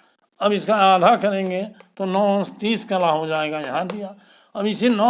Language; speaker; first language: Hindi; native; Hindi